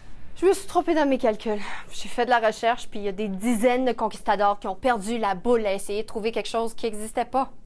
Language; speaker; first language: French; native; French